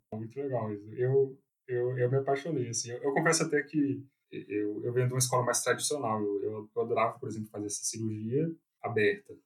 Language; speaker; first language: Portuguese; native; Portuguese